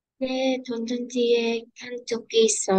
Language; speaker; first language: Korean; non-native, learner; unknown